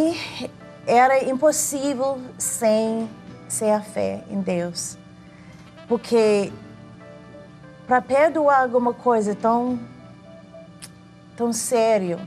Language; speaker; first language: Portuguese; non-native, learner; English